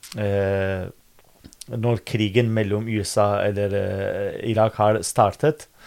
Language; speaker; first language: Norwegian; non-native, fluent; Kurdish